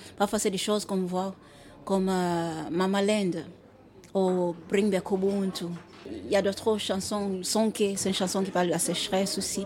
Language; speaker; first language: French; non-native, fluent; Xhosa